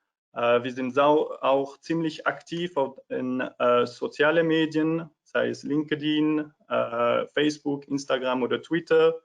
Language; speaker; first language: German; non-native, fluent; French